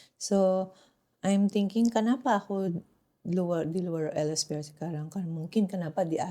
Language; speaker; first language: Indonesian; non-native, fluent; Filipino